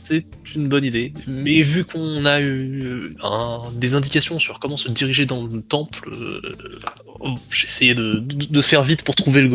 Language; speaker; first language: French; native; French